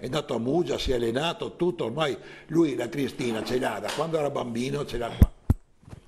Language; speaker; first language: Italian; native; Italian